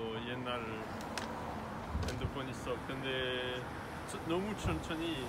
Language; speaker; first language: Korean; non-native, learner; French